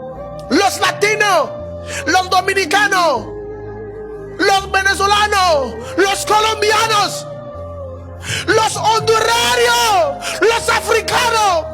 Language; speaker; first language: Spanish; non-native, fluent; Haitian Creole